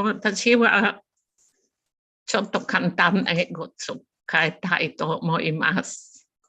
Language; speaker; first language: Japanese; non-native, learner; Bulgarian